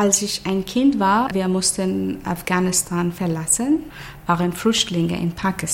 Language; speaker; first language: German; non-native, fluent; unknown